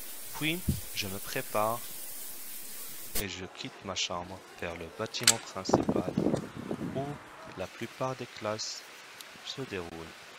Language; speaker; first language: French; non-native, learner; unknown